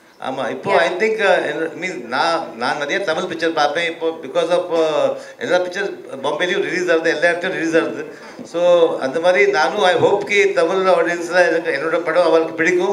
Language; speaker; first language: Tamil; early bilingual, heritage; Tamil